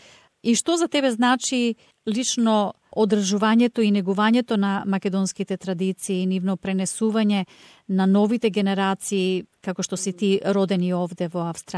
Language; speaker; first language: Macedonian; native; Macedonian